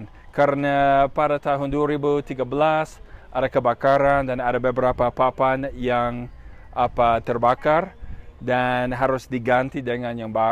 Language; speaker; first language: Indonesian; non-native, fluent; English